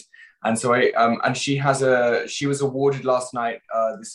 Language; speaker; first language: English; native; English